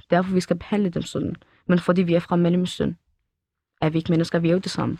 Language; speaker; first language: Danish; early bilingual, other home language; Kurdish